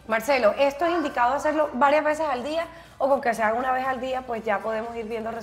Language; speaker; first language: Spanish; native; Spanish